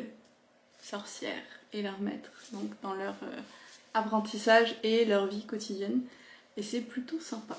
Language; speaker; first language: French; native; French